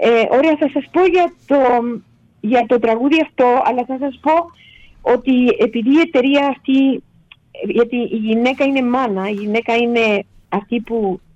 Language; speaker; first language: Greek; non-native, fluent; Spanish